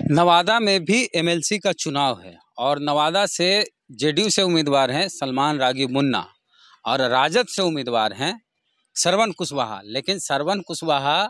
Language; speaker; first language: Hindi; native; Hindi